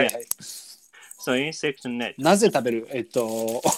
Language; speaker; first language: Japanese; non-native, learner; English